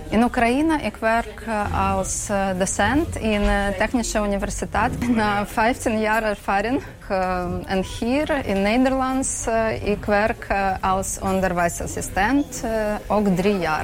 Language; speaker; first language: Dutch; non-native, learner; Ukrainian